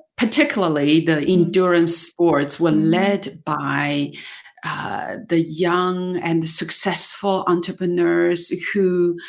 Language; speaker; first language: English; non-native, fluent; Chinese